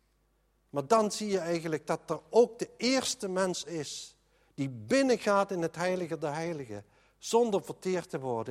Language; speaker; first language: Dutch; native; Dutch